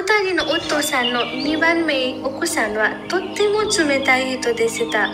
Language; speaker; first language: Japanese; non-native, learner; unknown